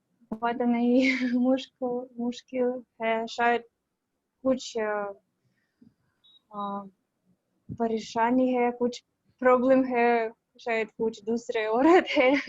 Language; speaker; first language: Hindi; non-native, learner; Russian